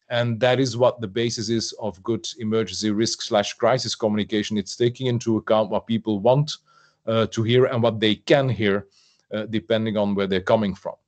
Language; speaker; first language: English; non-native, fluent; French